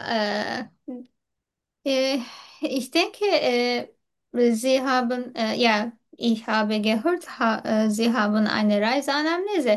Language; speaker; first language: German; non-native, learner; Turkish